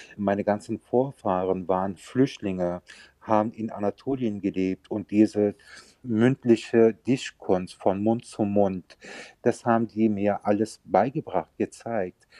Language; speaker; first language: German; early bilingual, other home language; Turkish